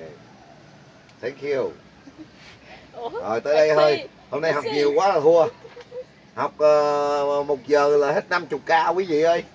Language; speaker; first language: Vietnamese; native; Vietnamese